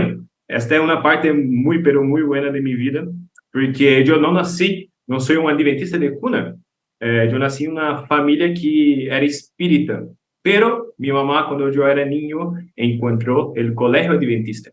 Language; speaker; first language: Spanish; non-native, learner; Portuguese